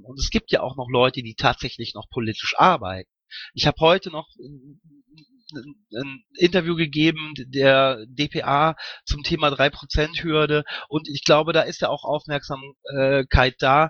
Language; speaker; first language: German; native; German